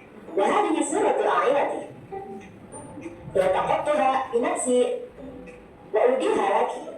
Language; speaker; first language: Arabic; non-native, learner; Indonesian